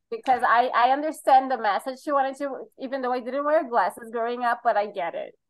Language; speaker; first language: English; non-native, fluent; Portuguese